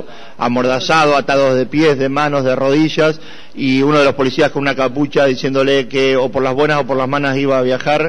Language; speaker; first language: Spanish; native; Spanish